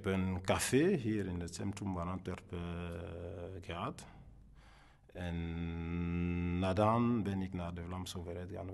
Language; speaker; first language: Dutch; non-native, fluent; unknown